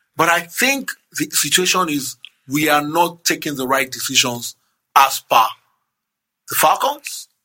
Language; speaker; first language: English; non-native, local second language; Yoruba